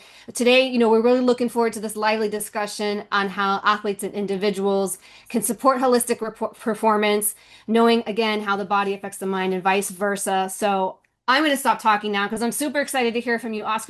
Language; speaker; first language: English; native; English